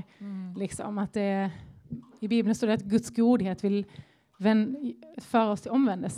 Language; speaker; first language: Swedish; native; Swedish